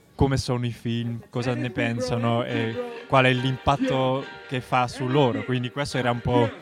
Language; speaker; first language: Italian; non-native, fluent; Dutch